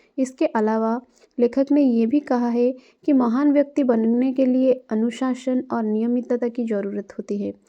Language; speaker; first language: Hindi; non-native, local second language; Odia